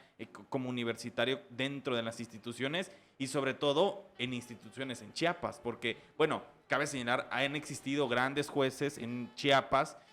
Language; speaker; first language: Spanish; native; Spanish